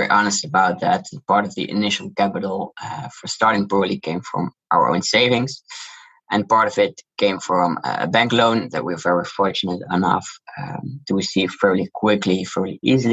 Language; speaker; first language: English; non-native, fluent; Dutch